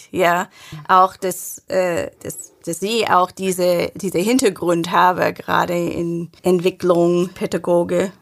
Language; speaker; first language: German; non-native, fluent; English